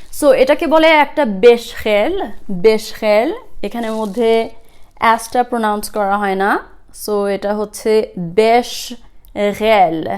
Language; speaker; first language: Bangla; early bilingual, heritage; Bangla